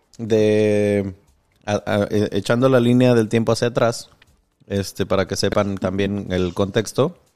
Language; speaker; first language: Spanish; native; Spanish